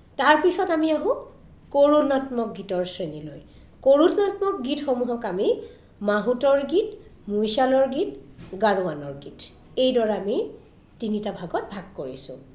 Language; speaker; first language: Assamese; native; Assamese